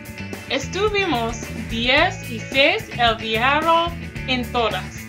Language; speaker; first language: Spanish; non-native, learner; English